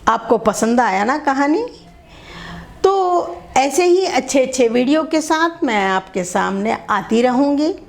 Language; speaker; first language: Hindi; non-native, local second language; Telugu